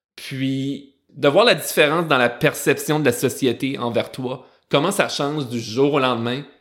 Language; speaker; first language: French; native; French